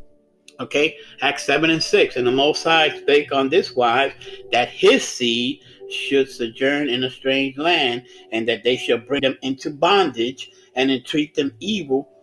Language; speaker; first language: English; native; English